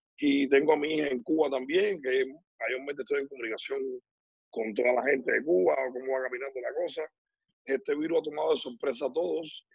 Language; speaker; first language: Spanish; native; Spanish